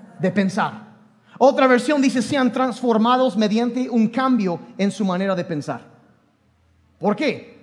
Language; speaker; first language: Spanish; non-native, fluent; English